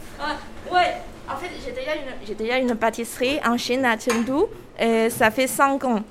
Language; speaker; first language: French; non-native, learner; Chinese